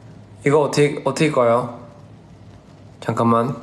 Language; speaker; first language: Korean; early bilingual, heritage; Korean